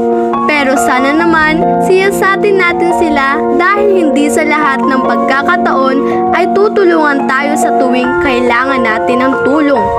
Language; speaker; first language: Filipino; native; Filipino